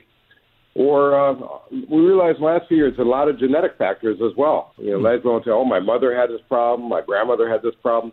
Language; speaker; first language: English; native; English